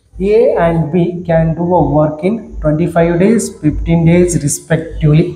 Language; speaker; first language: English; non-native, local second language; Kannada